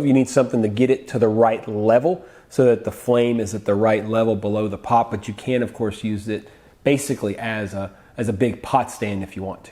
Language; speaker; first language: English; native; English